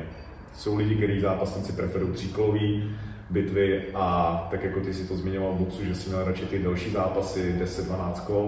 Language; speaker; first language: Czech; native; Czech